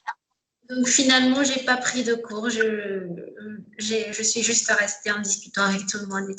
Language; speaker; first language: French; non-native, local second language; Malagasy